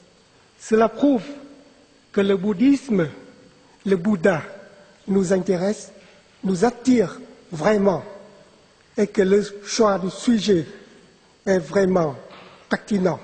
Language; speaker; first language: French; non-native, fluent; Vietnamese